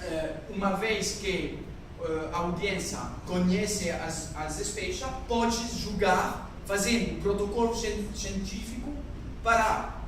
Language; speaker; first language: Portuguese; non-native, learner; French